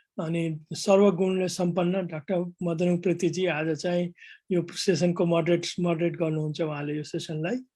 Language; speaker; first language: Nepali; native; Nepali